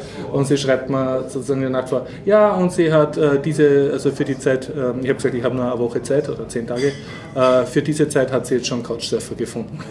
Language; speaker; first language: German; native; German